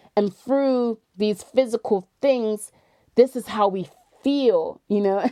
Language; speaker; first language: English; native; English